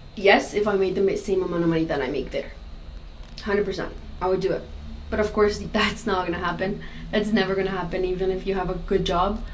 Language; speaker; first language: English; non-native, fluent; Spanish